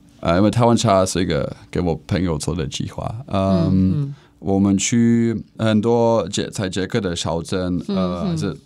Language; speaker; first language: Chinese; non-native, learner; Czech